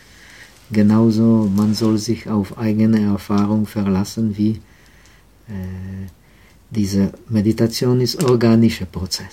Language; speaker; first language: German; non-native, fluent; Czech